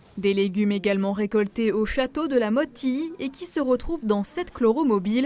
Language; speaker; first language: French; native; French